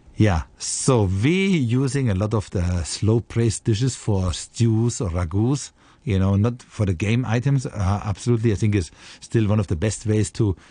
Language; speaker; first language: English; non-native, fluent; German